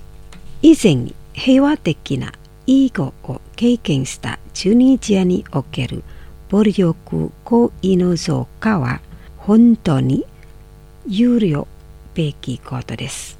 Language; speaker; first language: Japanese; non-native, fluent; Indonesian